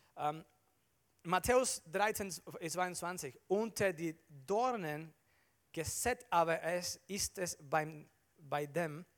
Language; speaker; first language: German; non-native, learner; Spanish